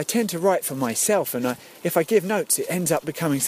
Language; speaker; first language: English; native; English